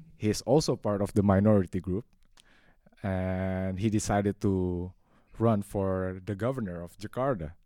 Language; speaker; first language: English; non-native, fluent; Indonesian